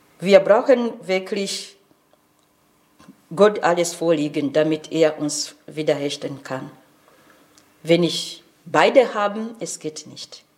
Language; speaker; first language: German; non-native, fluent; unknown